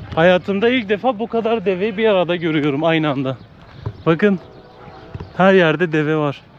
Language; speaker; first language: Turkish; native; Turkish